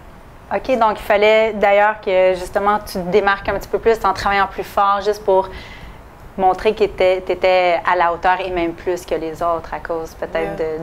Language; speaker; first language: French; native; French